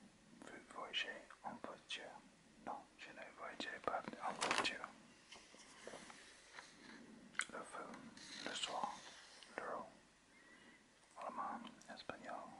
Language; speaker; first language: French; non-native, learner; English